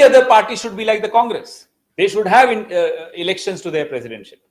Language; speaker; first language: English; non-native, local second language; Hindi